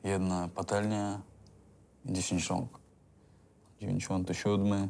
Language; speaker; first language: Polish; non-native, fluent; Chechen